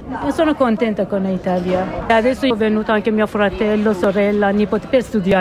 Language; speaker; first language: Italian; non-native, learner; Persian